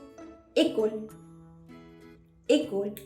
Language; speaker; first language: French; non-native, fluent; Spanish